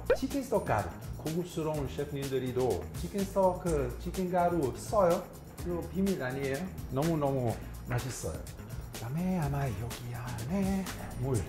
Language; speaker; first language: Korean; non-native, fluent; Italian